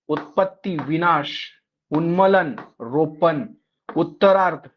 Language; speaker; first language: Hindi; non-native, local second language; Marathi